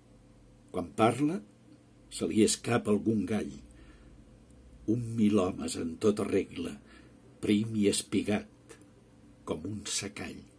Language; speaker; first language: Catalan; native; Catalan